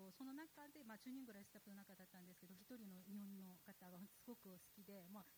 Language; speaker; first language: Japanese; non-native, fluent; Korean